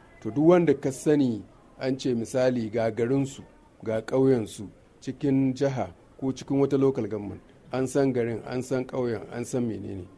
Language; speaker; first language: Hausa; non-native, local second language; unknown